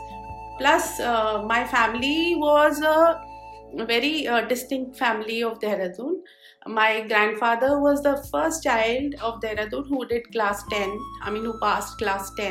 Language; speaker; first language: English; non-native, local second language; Hindi